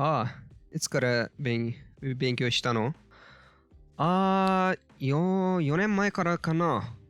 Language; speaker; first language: Japanese; non-native, learner; Turkish